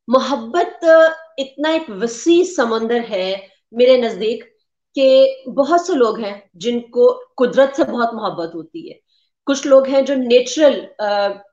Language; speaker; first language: Urdu; native; Urdu